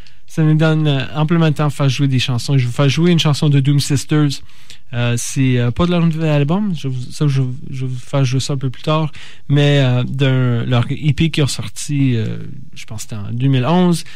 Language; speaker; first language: French; native; French